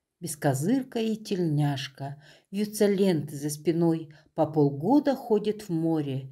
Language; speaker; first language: Russian; non-native, local second language; Kazakh